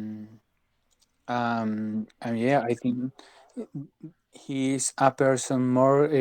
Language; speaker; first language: English; non-native, learner; Spanish